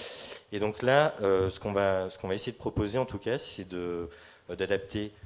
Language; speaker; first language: French; native; French